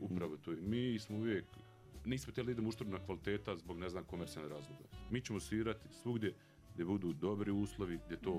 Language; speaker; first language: Serbian; native; Serbian